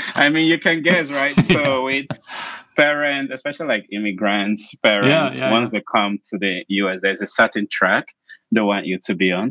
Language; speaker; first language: English; non-native, local second language; Igbo